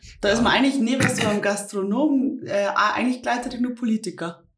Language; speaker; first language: German; native; German